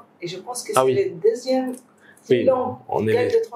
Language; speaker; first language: French; non-native, fluent; Arabic